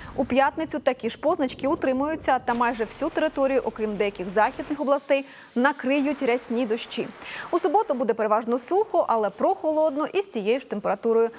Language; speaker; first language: Ukrainian; native; Ukrainian